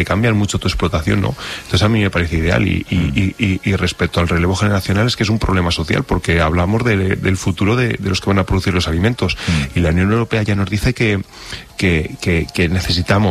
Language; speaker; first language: Spanish; native; Spanish